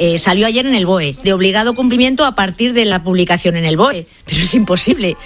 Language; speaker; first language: Spanish; native; Spanish